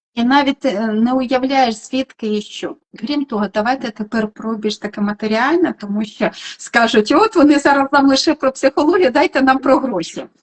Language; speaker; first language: Ukrainian; non-native, local second language; Russian